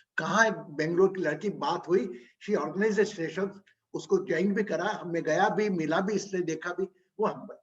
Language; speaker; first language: Hindi; native; Hindi